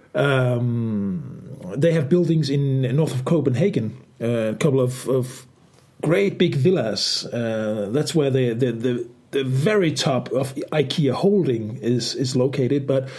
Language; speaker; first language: English; non-native, fluent; Danish